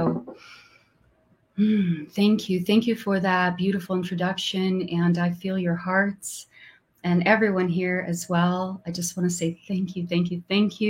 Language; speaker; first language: English; non-native, fluent; Portuguese